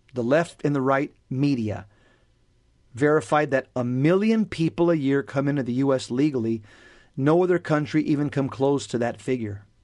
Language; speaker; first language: English; early bilingual, other home language; Spanish